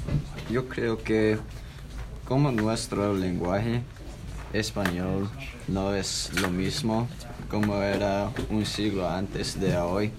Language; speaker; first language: Spanish; non-native, learner; English